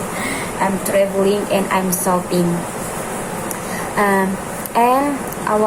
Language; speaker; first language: English; non-native, learner; Indonesian